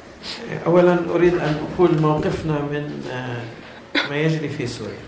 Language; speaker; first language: Arabic; native; Arabic